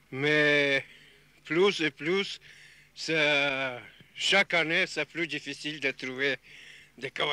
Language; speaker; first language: French; non-native, learner; Russian